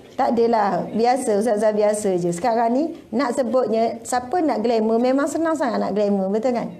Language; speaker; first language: Malay; native; Malay